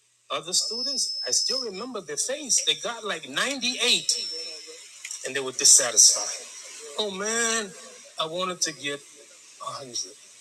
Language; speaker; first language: English; native; English